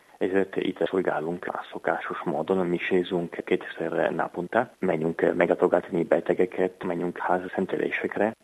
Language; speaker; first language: Hungarian; non-native, fluent; Italian